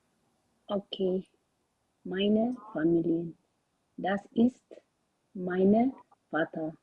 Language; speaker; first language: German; non-native, learner; Amharic